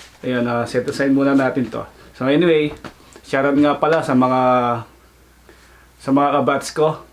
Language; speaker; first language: Filipino; native; Filipino